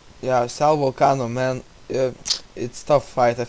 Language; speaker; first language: English; non-native, learner; Russian